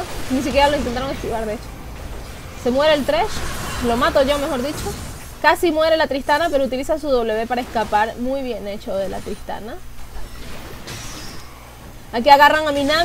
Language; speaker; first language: Spanish; native; Spanish